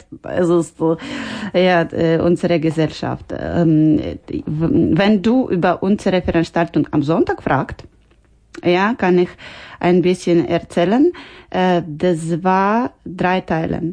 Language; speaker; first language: German; non-native, learner; Ukrainian